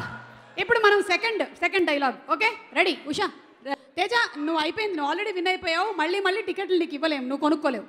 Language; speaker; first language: Telugu; native; Telugu